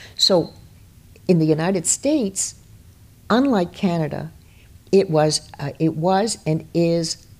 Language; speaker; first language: English; native; English